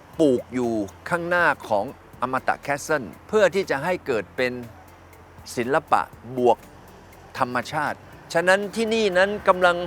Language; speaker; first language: Thai; native; Thai